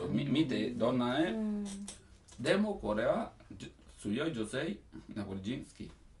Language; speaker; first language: Japanese; non-native, learner; Italian